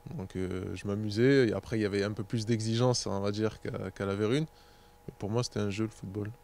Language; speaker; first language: French; native; French